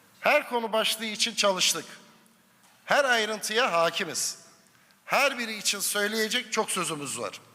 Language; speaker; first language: Turkish; native; Turkish